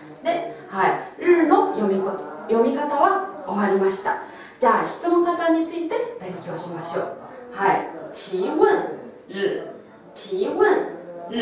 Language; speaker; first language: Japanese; non-native, local second language; Chinese